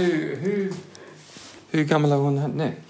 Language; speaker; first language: Swedish; non-native, fluent; English